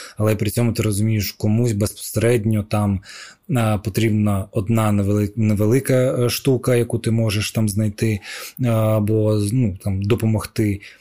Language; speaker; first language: Ukrainian; non-native, local second language; Russian